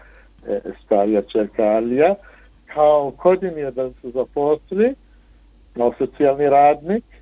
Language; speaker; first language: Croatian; non-native, fluent; Arabic